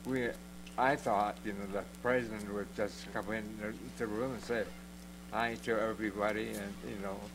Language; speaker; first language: English; native; English